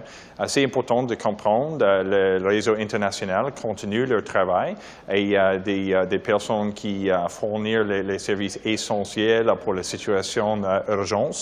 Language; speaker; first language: French; non-native, learner; English